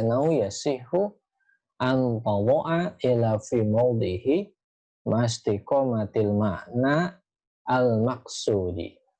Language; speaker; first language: Arabic; non-native, fluent; Indonesian